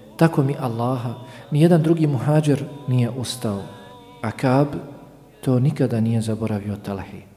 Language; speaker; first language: Serbian; native; Serbian